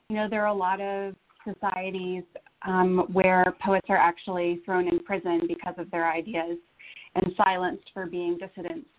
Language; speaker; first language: English; early bilingual, other home language; Romanian